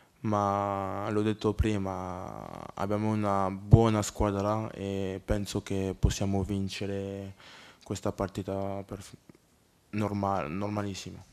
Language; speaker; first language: Italian; non-native, learner; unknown